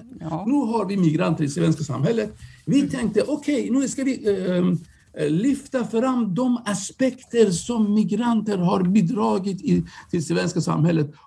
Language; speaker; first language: Swedish; non-native, fluent; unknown